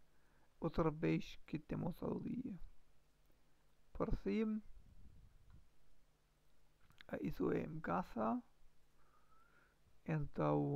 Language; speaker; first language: Portuguese; non-native, learner; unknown